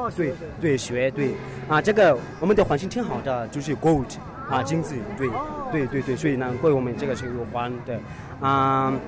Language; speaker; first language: Chinese; non-native, fluent; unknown